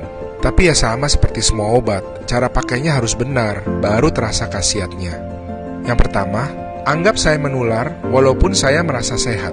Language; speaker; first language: Indonesian; native; Indonesian